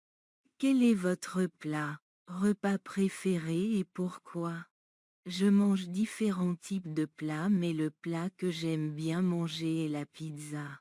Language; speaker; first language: French; non-native, learner; Bangla